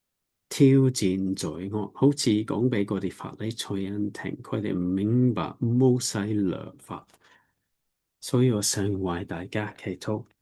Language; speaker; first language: Cantonese; non-native, learner; English